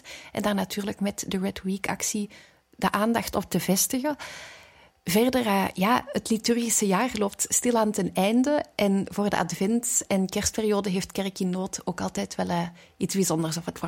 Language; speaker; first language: Dutch; native; Dutch